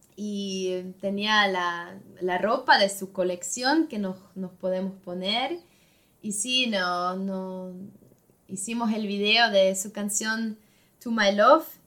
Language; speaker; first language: Spanish; non-native, fluent; German